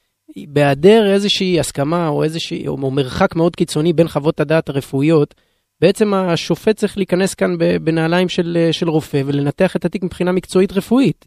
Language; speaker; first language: Hebrew; native; Hebrew